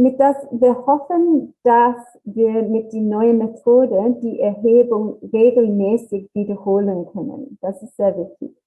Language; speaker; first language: German; non-native, learner; English